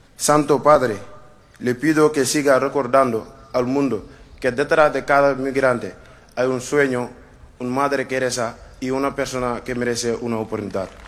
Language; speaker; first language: Spanish; non-native, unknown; Wolof